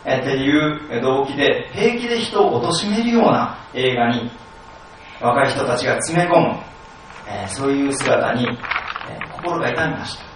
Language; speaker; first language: Japanese; native; Japanese